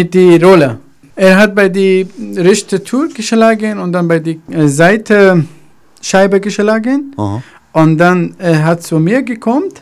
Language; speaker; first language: German; non-native, learner; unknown